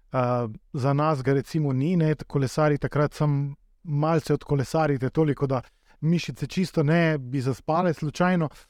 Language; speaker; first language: Slovenian; native; Slovenian